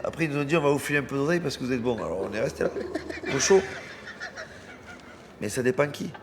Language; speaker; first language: French; native; French